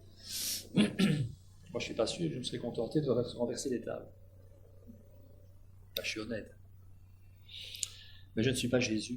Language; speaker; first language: French; native; French